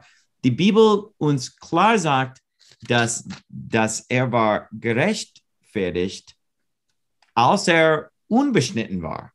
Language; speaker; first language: German; non-native, learner; English